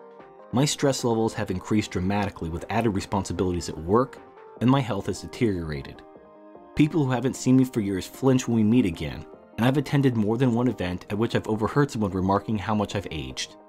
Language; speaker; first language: English; native; English